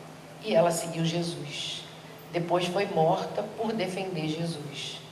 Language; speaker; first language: Portuguese; native; Portuguese